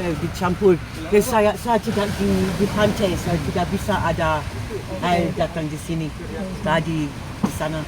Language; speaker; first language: Indonesian; non-native, learner; English